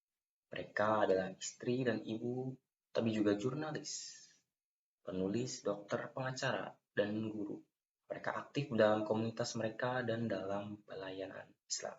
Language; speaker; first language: Indonesian; native; Indonesian